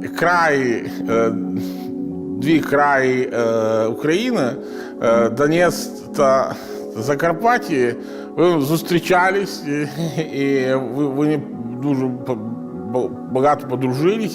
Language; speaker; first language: Ukrainian; non-native, learner; Italian